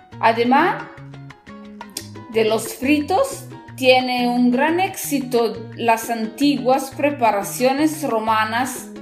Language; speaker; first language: Spanish; non-native, learner; Italian